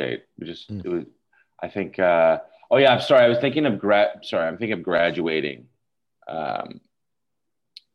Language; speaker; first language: English; native; English